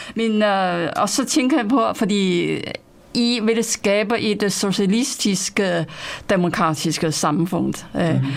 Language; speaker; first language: Danish; non-native, fluent; Chinese